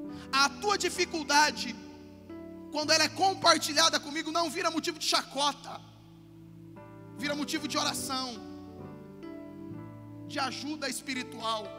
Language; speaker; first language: Portuguese; native; Portuguese